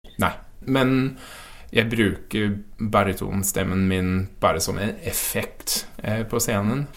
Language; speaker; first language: Norwegian; non-native, fluent; English